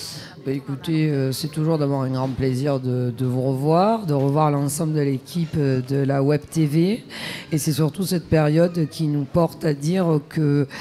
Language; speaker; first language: French; native; French